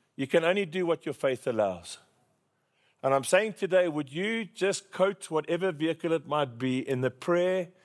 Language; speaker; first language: English; native; English